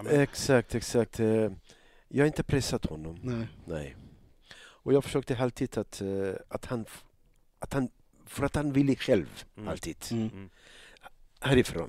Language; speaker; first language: Swedish; non-native, learner; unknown